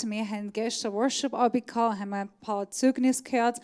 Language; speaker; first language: German; non-native, fluent; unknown